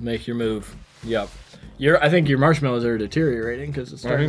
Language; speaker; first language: English; native; English